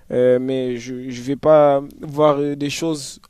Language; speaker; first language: French; non-native, fluent; Portuguese